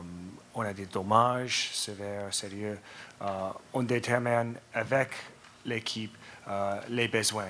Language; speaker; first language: French; non-native, learner; English